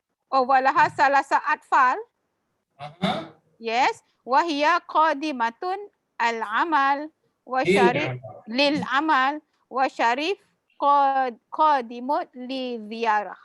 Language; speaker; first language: Arabic; non-native, learner; Malay